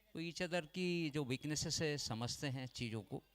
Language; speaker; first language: Hindi; non-native, local second language; Bangla